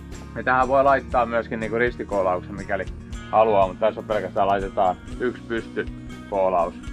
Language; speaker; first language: Finnish; native; Finnish